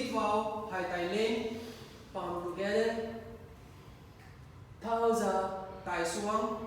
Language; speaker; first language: Vietnamese; non-native, learner; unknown